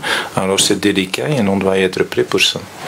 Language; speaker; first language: French; non-native, fluent; Dutch